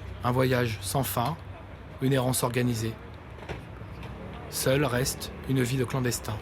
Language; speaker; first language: French; native; French